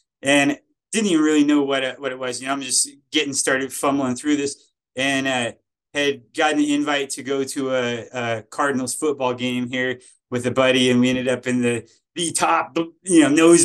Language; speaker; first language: English; native; English